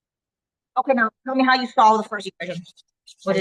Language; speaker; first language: English; native; English